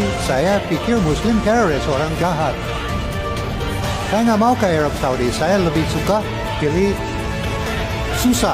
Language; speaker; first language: Indonesian; non-native, fluent; English